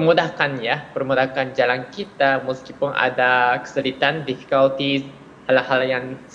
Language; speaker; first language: Indonesian; non-native, fluent; Japanese